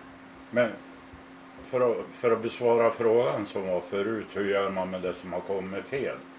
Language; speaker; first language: Swedish; native; Swedish